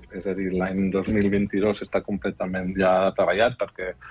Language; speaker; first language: Catalan; non-native, fluent; German